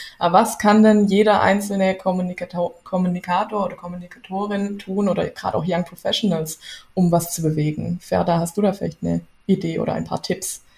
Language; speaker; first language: German; native; German